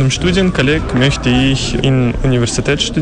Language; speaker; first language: German; non-native, learner; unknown